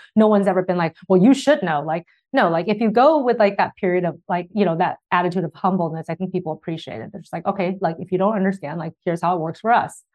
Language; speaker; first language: English; early bilingual, other home language; Chinese